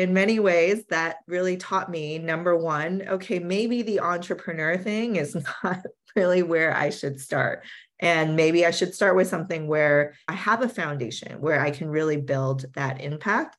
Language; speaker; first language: English; native; English